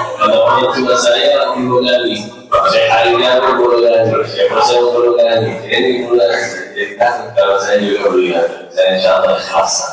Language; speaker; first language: Indonesian; non-native, fluent; Arabic